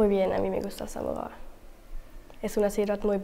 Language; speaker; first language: Spanish; non-native, learner; German